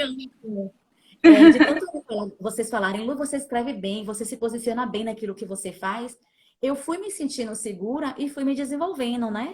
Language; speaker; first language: Portuguese; native; Portuguese